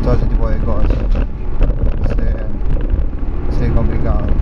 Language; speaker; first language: Spanish; native; Spanish